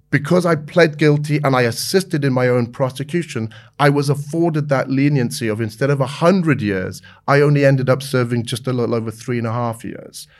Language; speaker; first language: English; native; English